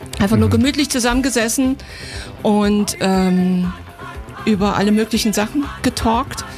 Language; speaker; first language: German; native; German